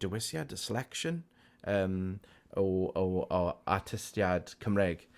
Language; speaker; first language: Welsh; non-native, local second language; English